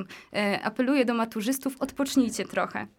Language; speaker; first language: Polish; native; Polish